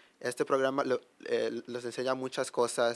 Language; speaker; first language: Spanish; early bilingual, heritage; Spanish